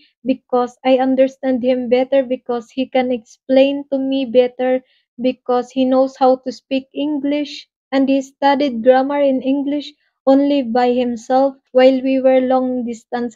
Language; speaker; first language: English; non-native, local second language; Waray